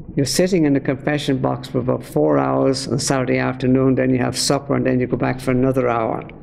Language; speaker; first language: English; native; English